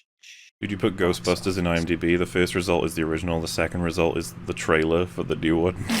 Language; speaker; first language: English; native; English